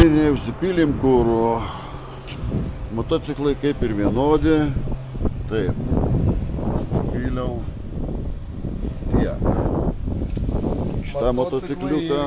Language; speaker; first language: Lithuanian; native; Lithuanian